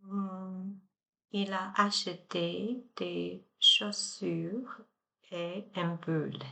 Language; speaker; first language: French; non-native, learner; Chinese